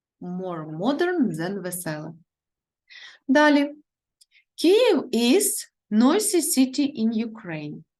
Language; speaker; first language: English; non-native, learner; Ukrainian